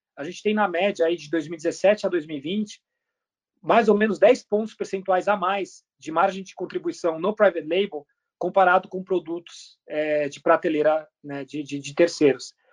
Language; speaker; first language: Portuguese; early bilingual, other home language; Spanish